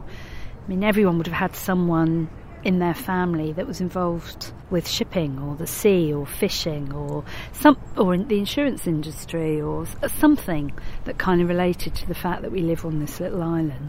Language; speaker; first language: English; native; English